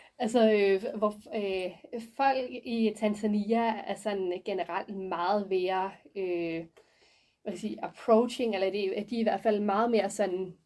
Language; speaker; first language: Danish; native; Danish